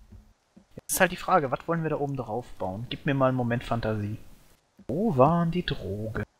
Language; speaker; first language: German; native; German